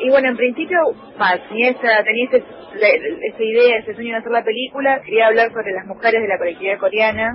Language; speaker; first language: Spanish; early bilingual, other home language; Korean